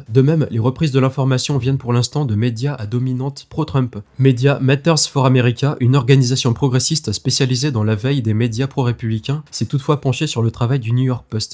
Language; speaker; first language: French; native; French